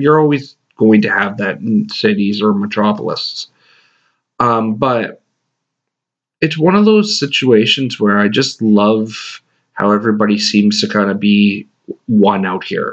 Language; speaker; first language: English; native; English